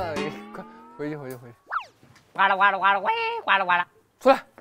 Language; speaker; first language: Chinese; native; Chinese